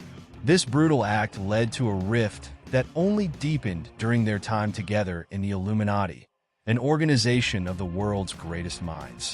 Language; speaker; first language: English; native; English